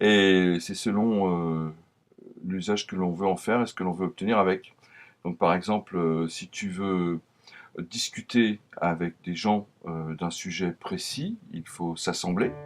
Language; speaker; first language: French; native; French